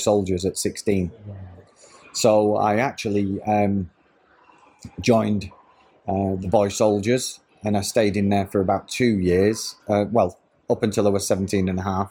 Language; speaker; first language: English; native; English